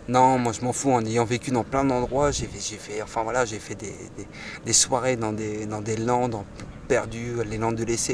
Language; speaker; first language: French; native; French